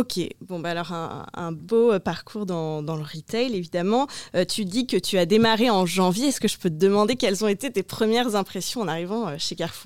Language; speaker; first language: French; native; French